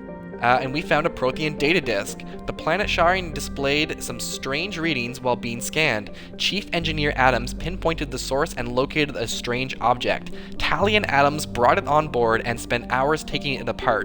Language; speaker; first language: English; native; English